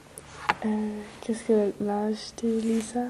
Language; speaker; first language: French; non-native, learner; English